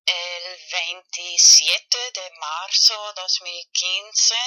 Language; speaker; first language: Spanish; non-native, fluent; German